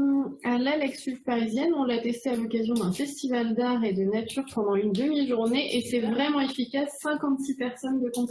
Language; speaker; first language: French; native; French